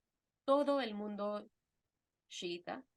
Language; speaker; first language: Spanish; non-native, fluent; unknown